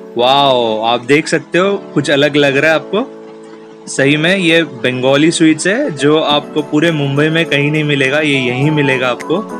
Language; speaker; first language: Hindi; non-native, local second language; Bangla